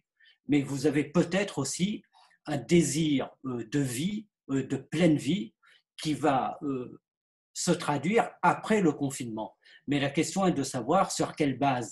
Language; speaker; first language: French; native; French